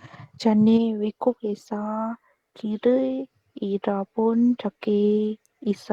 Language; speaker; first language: Korean; non-native, learner; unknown